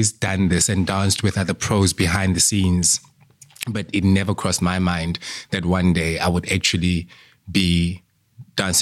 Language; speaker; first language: English; non-native, local second language; Southern Sotho